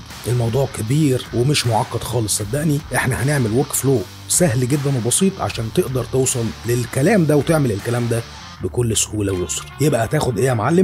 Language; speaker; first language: Arabic; native; Arabic